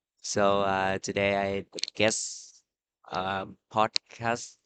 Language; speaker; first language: English; non-native, learner; Vietnamese